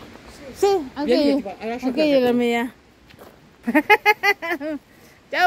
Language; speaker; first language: Italian; non-native, learner; Filipino